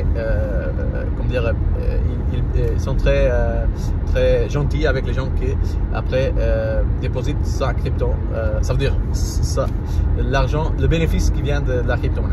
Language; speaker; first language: French; non-native, learner; Portuguese